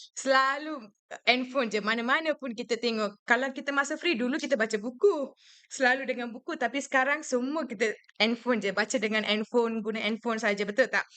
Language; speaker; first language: Malay; non-native, local second language; Tamil